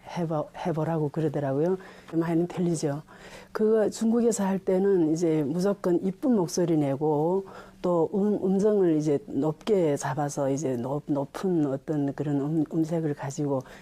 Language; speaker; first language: Korean; early bilingual, heritage; Korean